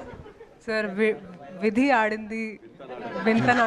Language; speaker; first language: Telugu; non-native, fluent; Hindi